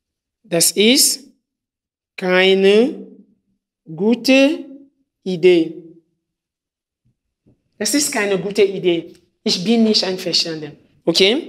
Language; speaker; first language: German; non-native, fluent; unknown